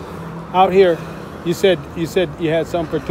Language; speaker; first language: English; native; English